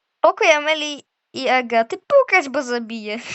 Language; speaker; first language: Polish; native; Polish